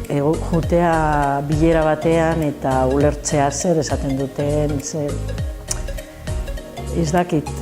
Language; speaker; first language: Basque; non-native, learner; Catalan